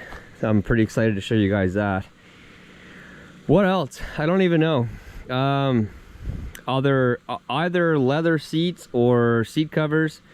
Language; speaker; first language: English; native; English